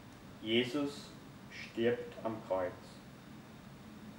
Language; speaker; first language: German; native; German